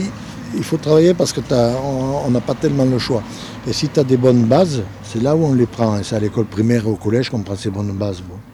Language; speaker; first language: French; native; French